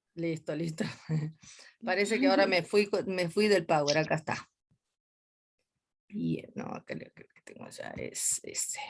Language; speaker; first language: Spanish; native; Spanish